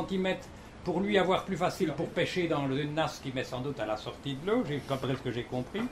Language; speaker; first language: French; native; French